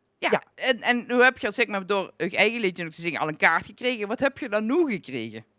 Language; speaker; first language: Dutch; non-native, local second language; Limburgish